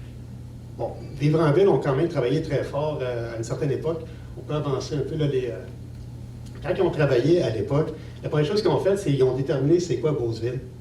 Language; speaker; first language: French; native; French